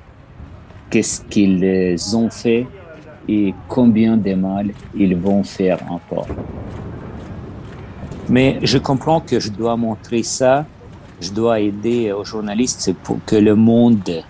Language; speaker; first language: French; non-native, fluent; Ukrainian